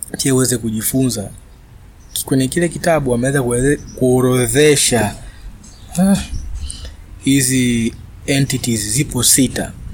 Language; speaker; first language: Swahili; native; Swahili